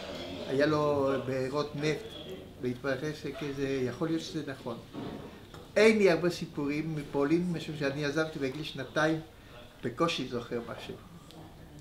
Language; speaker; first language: Hebrew; early bilingual, other home language; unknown